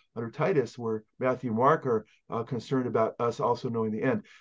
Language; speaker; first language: English; native; English